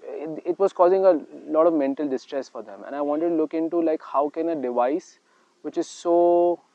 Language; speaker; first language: English; non-native, local second language; Hindi